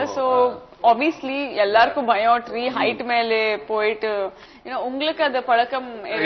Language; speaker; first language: Tamil; non-native, fluent; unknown